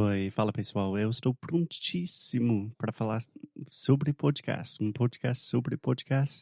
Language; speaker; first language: Portuguese; non-native, fluent; English